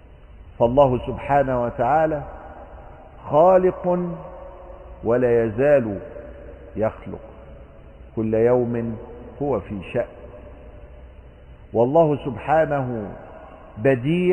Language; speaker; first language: Arabic; native; Arabic